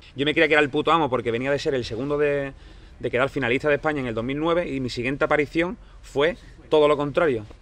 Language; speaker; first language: Spanish; native; Spanish